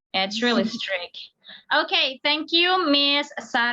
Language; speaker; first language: English; non-native, fluent; Indonesian